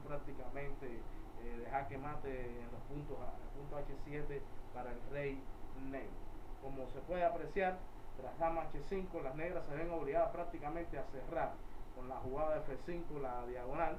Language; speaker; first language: Spanish; native; Spanish